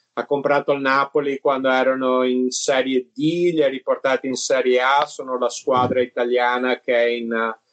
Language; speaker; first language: Italian; early bilingual, other home language; English